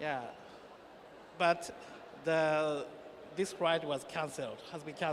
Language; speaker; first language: English; non-native, learner; Japanese